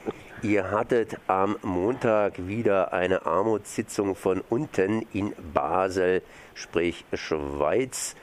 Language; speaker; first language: German; native; German